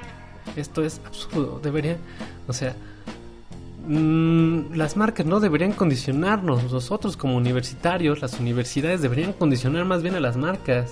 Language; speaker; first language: Spanish; native; Spanish